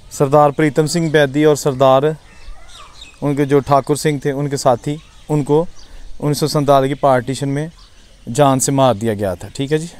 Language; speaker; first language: Urdu; non-native, local second language; Punjabi